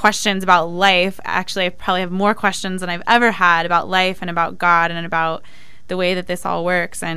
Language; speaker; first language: English; native; English